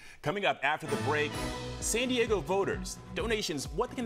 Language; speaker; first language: English; native; English